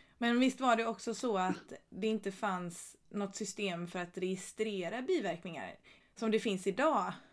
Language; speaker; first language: Swedish; native; Swedish